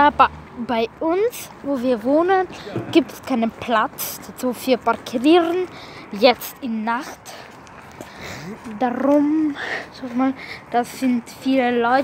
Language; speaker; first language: German; non-native, learner; Bulgarian